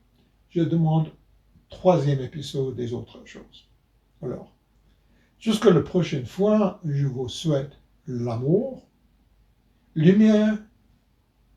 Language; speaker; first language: French; non-native, fluent; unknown